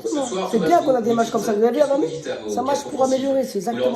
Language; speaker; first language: French; native; French